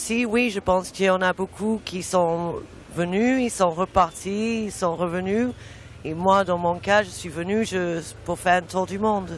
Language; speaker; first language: French; non-native, fluent; English